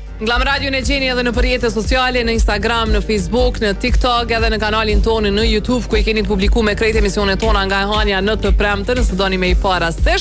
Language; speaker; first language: Albanian; native; Albanian